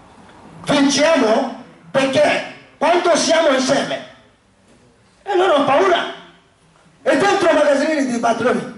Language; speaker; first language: Italian; non-native, learner; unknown